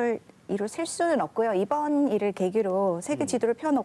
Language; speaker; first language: Korean; native; Korean